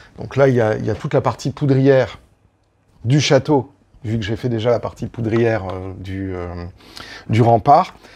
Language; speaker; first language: French; native; French